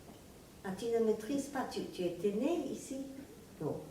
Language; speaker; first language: French; non-native, fluent; Serbian